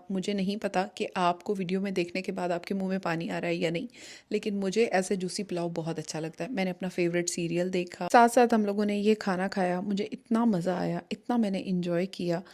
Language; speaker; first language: Urdu; native; Urdu